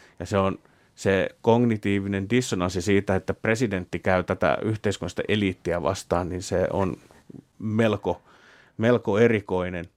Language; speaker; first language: Finnish; native; Finnish